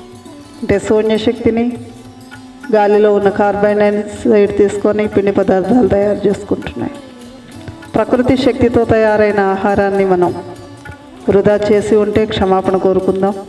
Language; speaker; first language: Telugu; native; Telugu